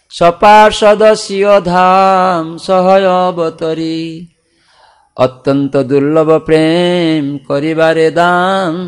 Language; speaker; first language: Bangla; non-native, fluent; Odia